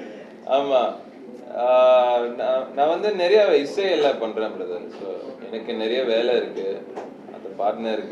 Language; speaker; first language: Tamil; non-native, learner; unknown